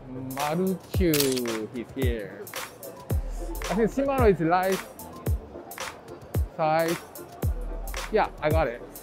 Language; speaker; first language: English; non-native, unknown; Japanese